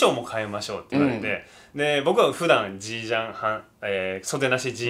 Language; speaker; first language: Japanese; native; Japanese